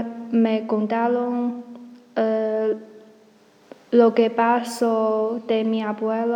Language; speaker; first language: Spanish; non-native, learner; Chinese